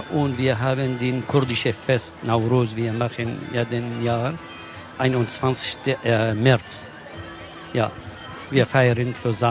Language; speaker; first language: German; non-native, local second language; Kurdish